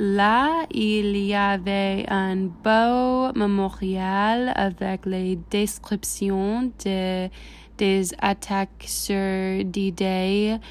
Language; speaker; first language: French; non-native, learner; English